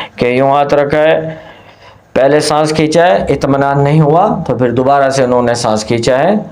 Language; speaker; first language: Urdu; non-native, local second language; Punjabi